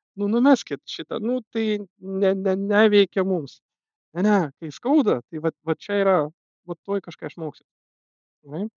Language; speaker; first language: Lithuanian; non-native, local second language; Russian